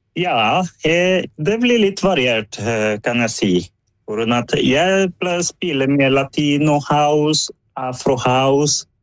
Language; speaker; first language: Norwegian; non-native, fluent; Spanish